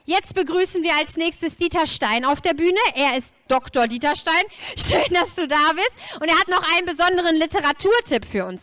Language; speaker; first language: German; native; German